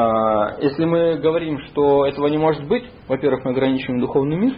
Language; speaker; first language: Russian; native; Russian